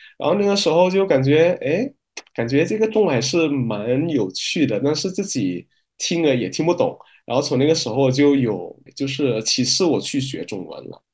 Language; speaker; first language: Chinese; non-native, fluent; Min Nan Chinese